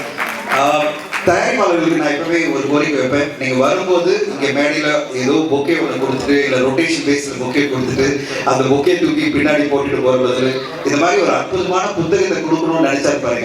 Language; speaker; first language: Tamil; native; Tamil